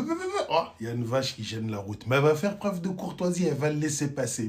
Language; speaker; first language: French; native; French